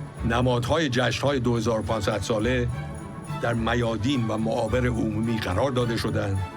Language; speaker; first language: Persian; native; Persian